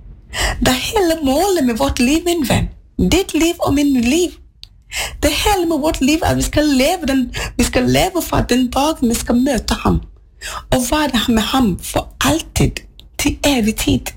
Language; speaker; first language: Norwegian; non-native, fluent; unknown